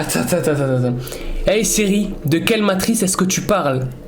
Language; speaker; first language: French; native; French